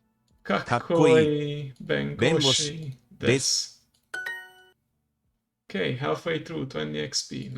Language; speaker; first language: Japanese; non-native, learner; English